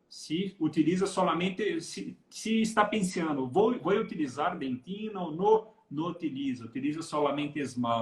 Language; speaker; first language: Portuguese; non-native, learner; Spanish